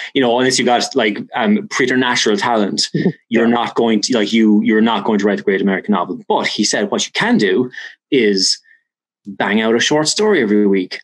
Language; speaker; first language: English; native; English